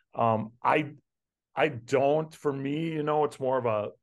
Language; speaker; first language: English; native; English